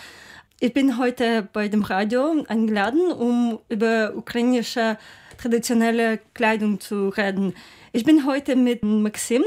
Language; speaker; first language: German; non-native, learner; Ukrainian